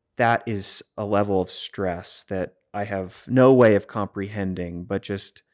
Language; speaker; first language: English; native; English